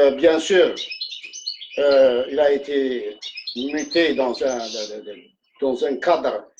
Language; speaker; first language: French; non-native, local second language; Arabic